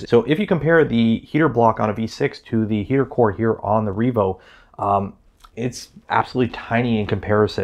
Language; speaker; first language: English; native; English